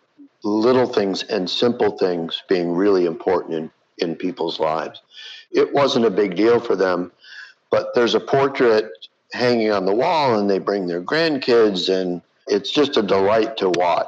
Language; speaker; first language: English; native; English